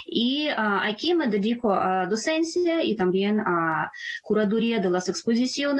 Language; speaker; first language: Spanish; non-native, fluent; Ukrainian